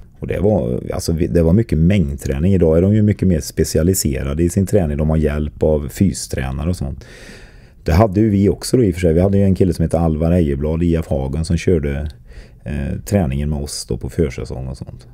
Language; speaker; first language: Swedish; native; Swedish